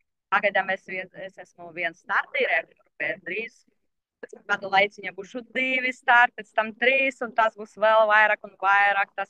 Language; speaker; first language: Latvian; non-native, local second language; Russian